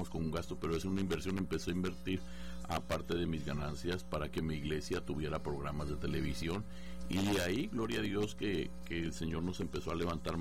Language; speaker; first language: Spanish; native; Spanish